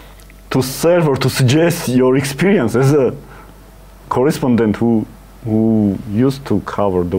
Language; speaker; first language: English; non-native, learner; Armenian